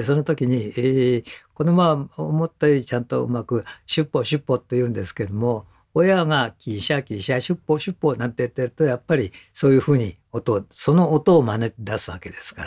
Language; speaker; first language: Japanese; native; Japanese